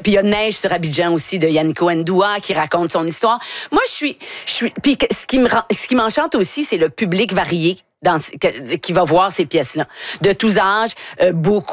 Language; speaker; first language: French; native; French